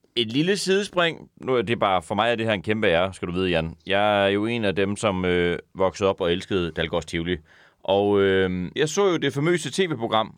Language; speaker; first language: Danish; native; Danish